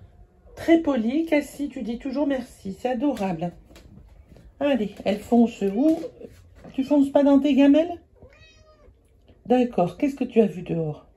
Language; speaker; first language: French; native; French